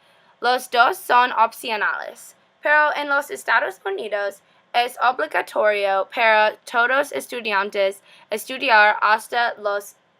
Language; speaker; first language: Spanish; non-native, learner; English